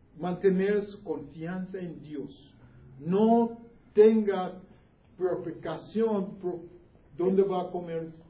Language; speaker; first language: Spanish; non-native, learner; English